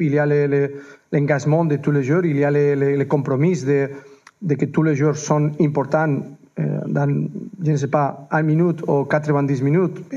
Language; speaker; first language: French; non-native, fluent; Spanish